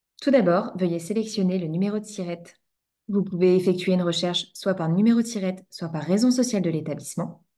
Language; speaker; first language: French; native; French